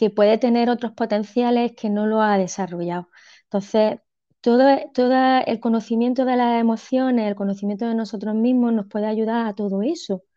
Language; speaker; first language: Spanish; native; Spanish